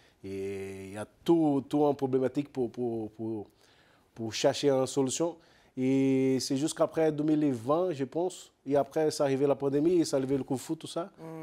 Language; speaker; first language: French; non-native, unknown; Portuguese